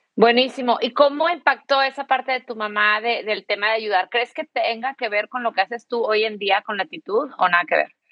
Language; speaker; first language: Spanish; native; Spanish